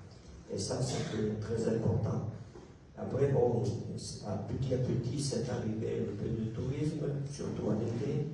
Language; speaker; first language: French; non-native, local second language; Italian